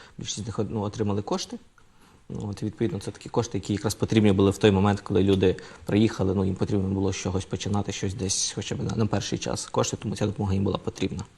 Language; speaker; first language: Ukrainian; native; Ukrainian